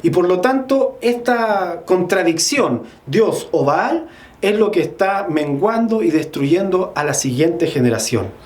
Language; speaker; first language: Spanish; native; Spanish